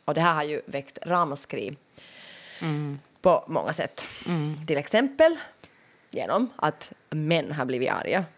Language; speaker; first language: Swedish; native; Swedish